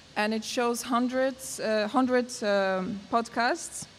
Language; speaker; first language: English; non-native, learner; Polish